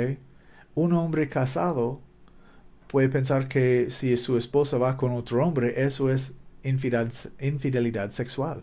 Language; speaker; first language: Spanish; non-native, learner; English